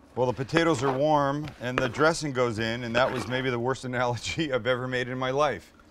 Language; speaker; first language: English; native; English